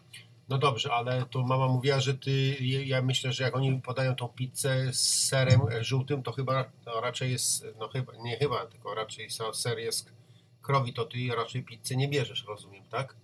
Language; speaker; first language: Polish; native; Polish